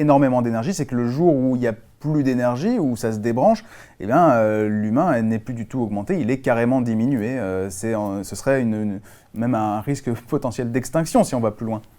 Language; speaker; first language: French; native; French